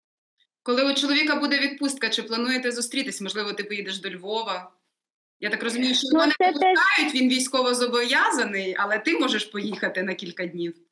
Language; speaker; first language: Ukrainian; native; Ukrainian